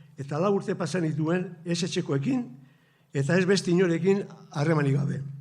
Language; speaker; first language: Basque; native; Basque